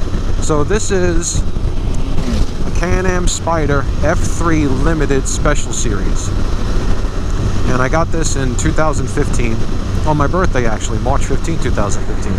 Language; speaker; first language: English; native; English